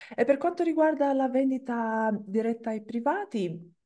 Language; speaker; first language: Italian; native; Italian